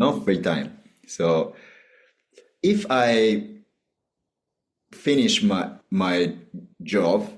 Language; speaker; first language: English; non-native, learner; Japanese